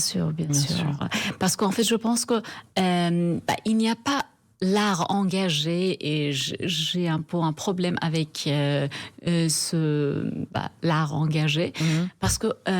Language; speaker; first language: French; non-native, fluent; Persian